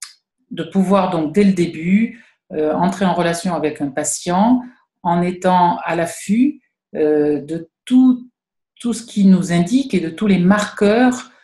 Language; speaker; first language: French; native; French